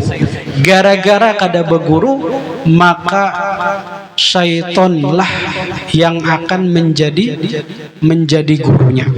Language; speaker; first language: Indonesian; non-native, local second language; Banjar